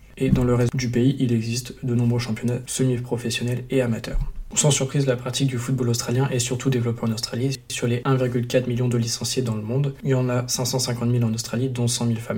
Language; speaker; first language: French; native; French